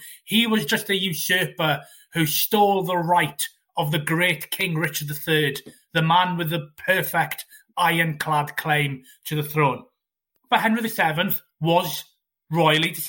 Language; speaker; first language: English; native; English